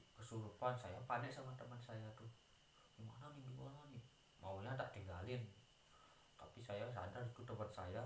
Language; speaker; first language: Indonesian; non-native, local second language; Balinese